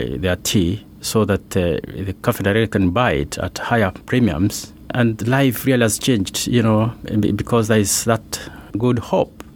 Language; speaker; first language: English; non-native, local second language; Meru